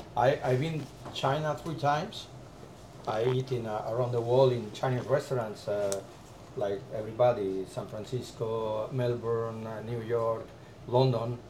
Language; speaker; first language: English; non-native, learner; Spanish